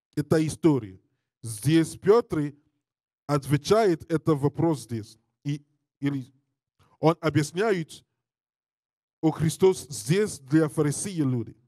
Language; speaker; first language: Russian; non-native, learner; English